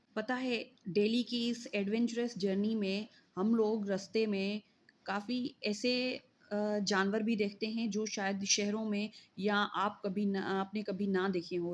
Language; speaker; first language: Urdu; non-native, local second language; Sindhi